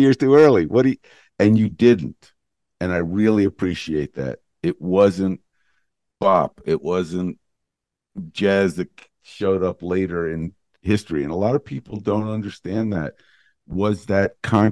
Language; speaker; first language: English; native; English